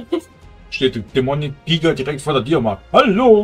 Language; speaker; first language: German; native; German